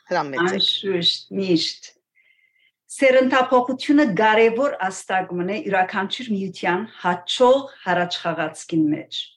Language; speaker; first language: Armenian; native; Armenian